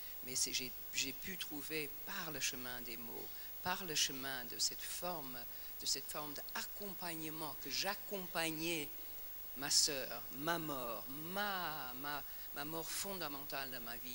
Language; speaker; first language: French; non-native, fluent; English